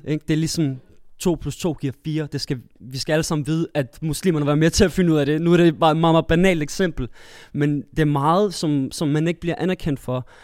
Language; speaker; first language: Danish; early bilingual, other home language; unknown